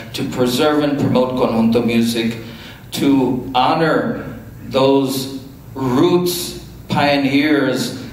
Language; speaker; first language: English; native; English